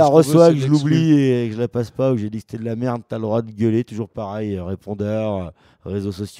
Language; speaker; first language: French; native; French